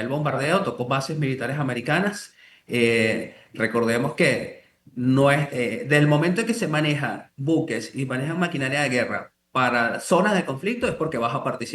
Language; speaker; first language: Spanish; native; Spanish